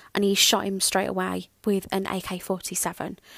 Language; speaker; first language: English; native; English